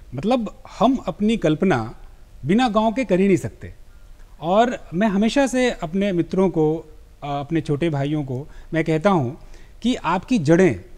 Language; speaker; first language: Hindi; native; Hindi